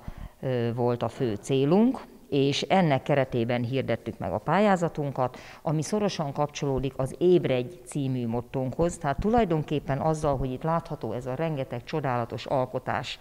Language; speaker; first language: Hungarian; native; Hungarian